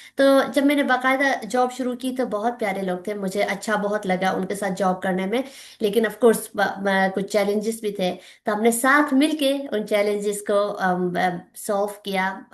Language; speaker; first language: Urdu; non-native, local second language; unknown